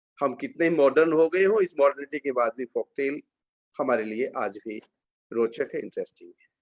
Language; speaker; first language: Hindi; native; Hindi